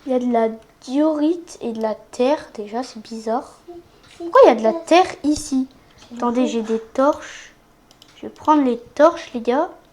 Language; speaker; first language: French; native; French